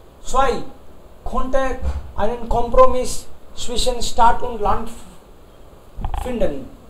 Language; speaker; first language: German; non-native, fluent; Hindi